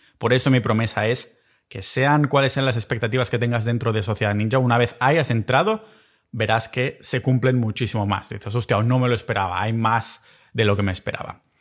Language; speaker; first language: Spanish; native; Spanish